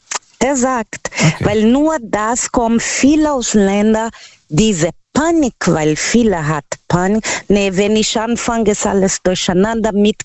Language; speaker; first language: German; non-native, fluent; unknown